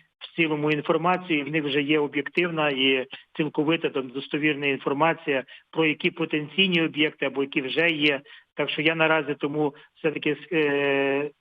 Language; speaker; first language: Ukrainian; native; Ukrainian